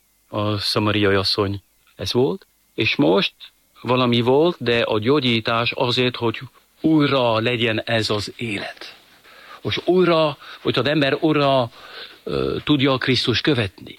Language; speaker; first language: Hungarian; non-native, fluent; French